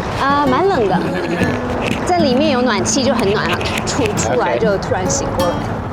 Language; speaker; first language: Chinese; native; Chinese